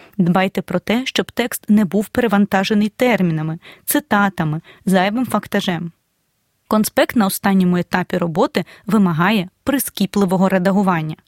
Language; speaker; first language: Ukrainian; native; Ukrainian